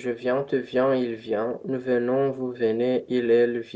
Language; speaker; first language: French; non-native, learner; Romanian